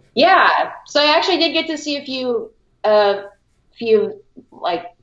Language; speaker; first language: English; early bilingual, other home language; Filipino